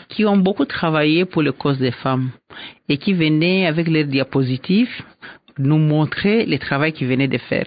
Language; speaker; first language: French; non-native, local second language; Swahili